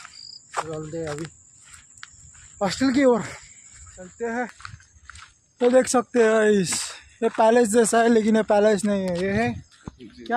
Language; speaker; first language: Hindi; non-native, local second language; Nepali